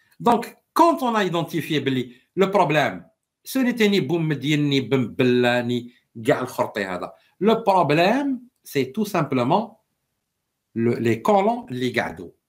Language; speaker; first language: French; non-native, local second language; Arabic